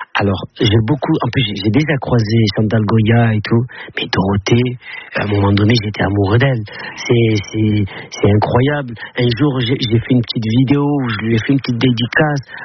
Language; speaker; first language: French; native; French